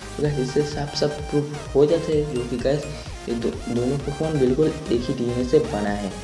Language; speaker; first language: Hindi; non-native, local second language; Bangla